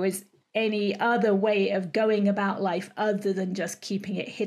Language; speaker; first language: English; native; English